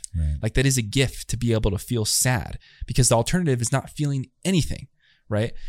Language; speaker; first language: English; native; English